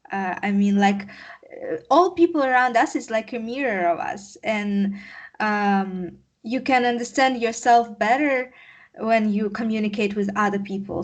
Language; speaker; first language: English; non-native, learner; Russian